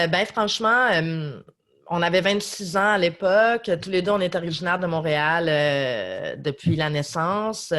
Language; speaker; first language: French; native; French